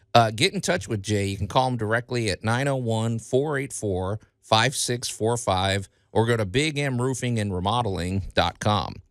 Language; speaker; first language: English; native; English